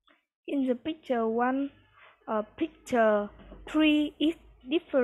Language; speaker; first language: English; non-native, learner; Vietnamese